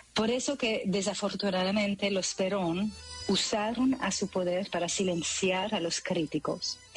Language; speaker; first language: Spanish; non-native, fluent; French